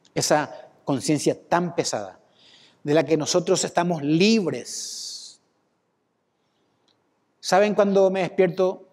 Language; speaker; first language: Spanish; native; Spanish